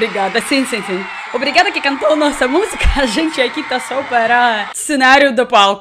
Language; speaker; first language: Portuguese; non-native, learner; Russian